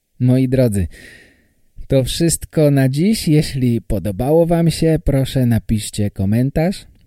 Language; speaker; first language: Polish; native; Polish